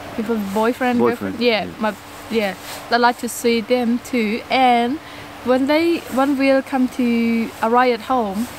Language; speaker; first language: English; non-native, learner; Khmer